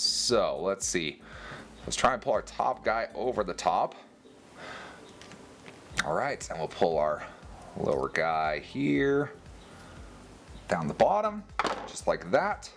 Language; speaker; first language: English; native; English